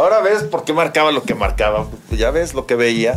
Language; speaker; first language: Spanish; native; Spanish